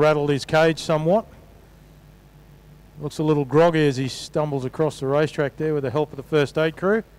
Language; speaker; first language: English; native; English